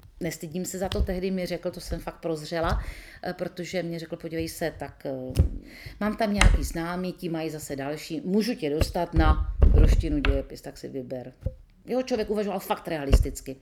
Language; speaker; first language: Czech; native; Czech